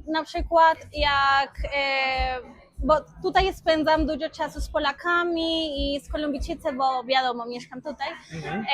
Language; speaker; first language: Polish; non-native, fluent; Spanish